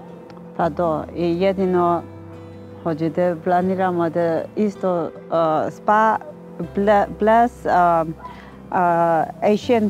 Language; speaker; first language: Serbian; non-native, learner; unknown